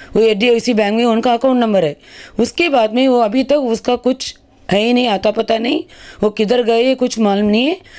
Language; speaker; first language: Hindi; non-native, local second language; Tamil